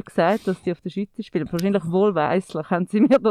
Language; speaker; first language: German; native; German